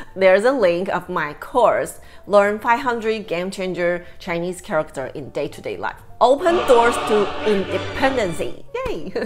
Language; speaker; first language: English; non-native, fluent; Chinese